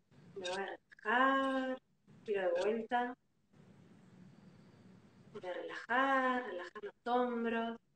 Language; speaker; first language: Spanish; native; Spanish